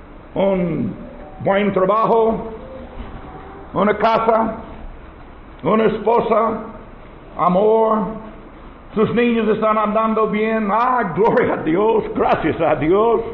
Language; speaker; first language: Spanish; non-native, learner; English